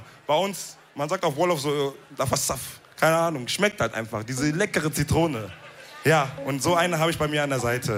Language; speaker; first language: German; early bilingual, other home language; Wolof